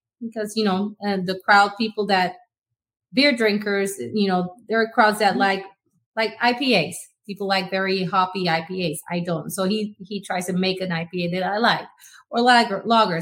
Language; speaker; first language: English; non-native, local second language; Spanish